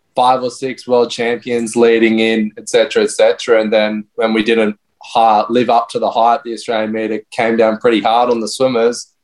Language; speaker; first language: English; native; English